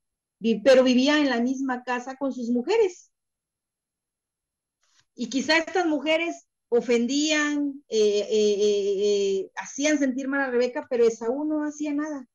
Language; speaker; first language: Spanish; native; Spanish